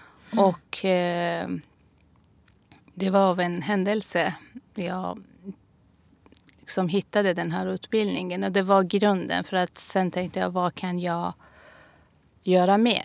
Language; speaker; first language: Swedish; non-native, fluent; Persian